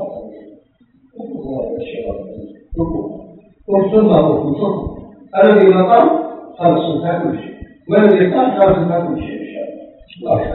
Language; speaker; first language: Arabic; non-native, fluent; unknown